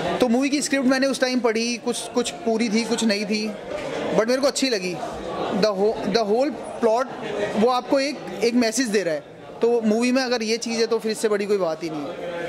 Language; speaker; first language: Hindi; native; Hindi